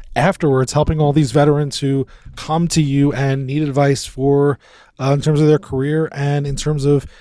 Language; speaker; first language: English; native; English